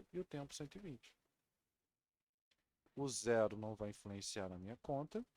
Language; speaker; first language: Portuguese; native; Portuguese